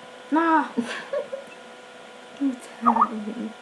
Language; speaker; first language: Finnish; native; Finnish